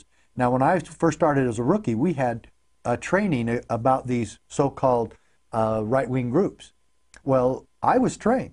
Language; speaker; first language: English; native; English